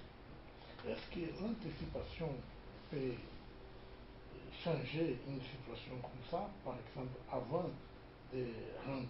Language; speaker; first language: French; non-native, fluent; Portuguese